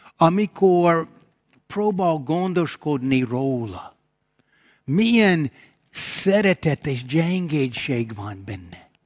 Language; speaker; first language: Hungarian; non-native, fluent; English